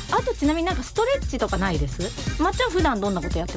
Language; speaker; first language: Japanese; native; Japanese